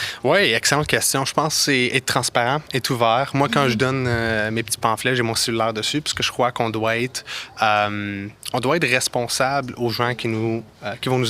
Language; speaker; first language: French; native; French